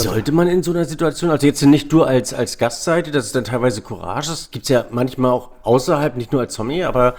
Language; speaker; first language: German; native; German